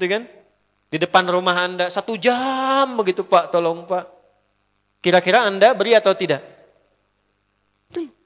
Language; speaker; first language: Indonesian; native; Indonesian